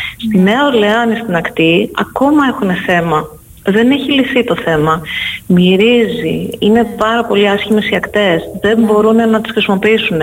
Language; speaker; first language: Greek; non-native, fluent; Dutch